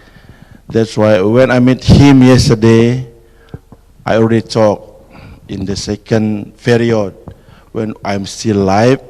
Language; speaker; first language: English; non-native, fluent; Indonesian